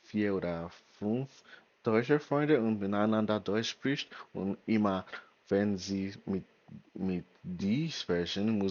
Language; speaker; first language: German; non-native, learner; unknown